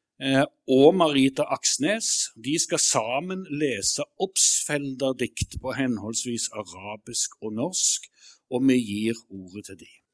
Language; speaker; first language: Norwegian; native; Norwegian